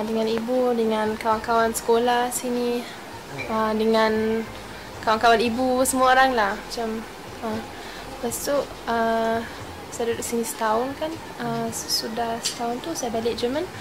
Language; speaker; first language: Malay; non-native, fluent; German